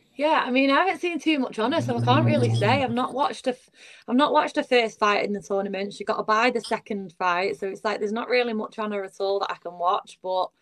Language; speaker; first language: English; early bilingual, other home language; Bulgarian